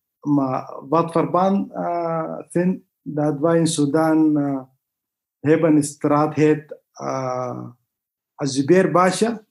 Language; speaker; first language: Dutch; non-native, learner; Arabic